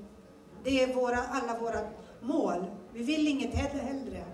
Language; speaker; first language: Swedish; early bilingual, other home language; Turoyo